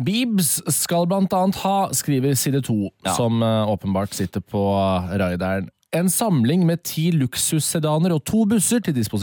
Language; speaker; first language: Norwegian; native; Norwegian